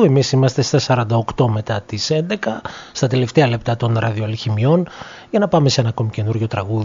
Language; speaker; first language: Greek; native; Greek